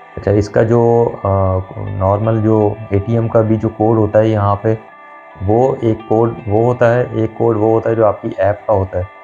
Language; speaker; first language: Urdu; non-native, local second language; Punjabi